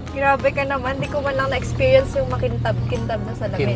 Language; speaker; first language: Filipino; native; Filipino